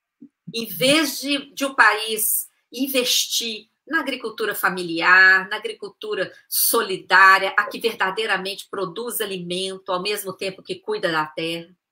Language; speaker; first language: Portuguese; native; Portuguese